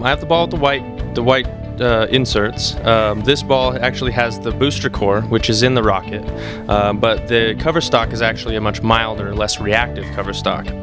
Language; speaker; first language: English; native; English